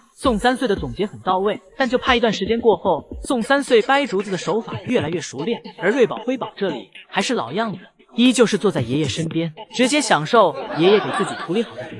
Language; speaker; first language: Chinese; native; Chinese